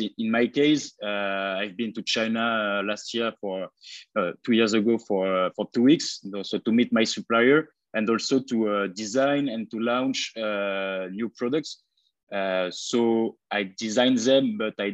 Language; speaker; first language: English; non-native, fluent; French